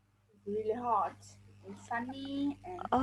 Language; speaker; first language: English; non-native, learner; Vietnamese